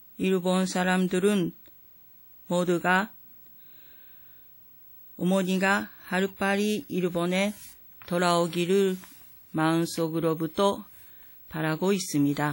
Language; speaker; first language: Korean; non-native, fluent; Japanese